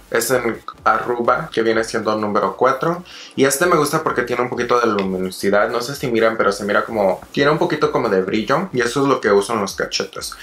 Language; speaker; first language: Spanish; early bilingual, heritage; Spanish